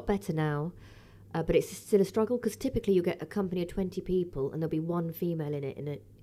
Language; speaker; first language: English; native; English